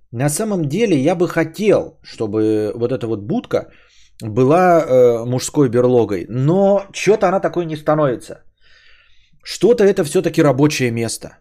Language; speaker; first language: Russian; native; Russian